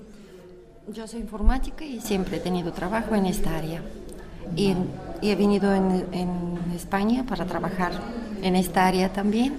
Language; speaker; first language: Spanish; non-native, learner; Bulgarian